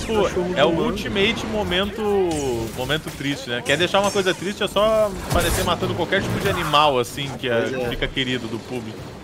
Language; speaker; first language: Portuguese; native; Portuguese